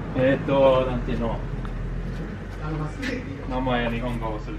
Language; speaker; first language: Japanese; non-native, learner; English